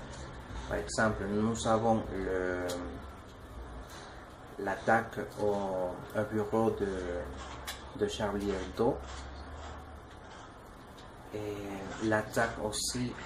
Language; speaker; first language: French; non-native, learner; Spanish